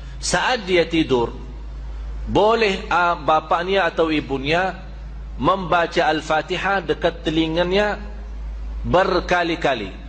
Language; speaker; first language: Malay; non-native, fluent; Arabic